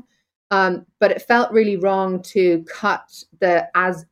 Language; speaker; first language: English; native; English